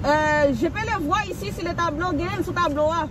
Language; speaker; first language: French; non-native, local second language; Haitian Creole